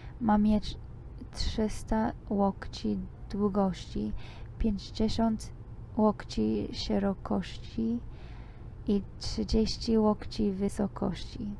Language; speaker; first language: Polish; non-native, learner; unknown